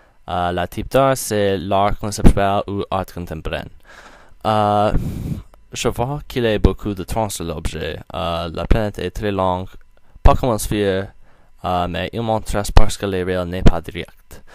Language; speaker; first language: French; non-native, learner; English